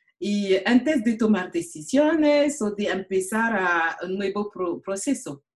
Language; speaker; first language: Spanish; non-native, learner; French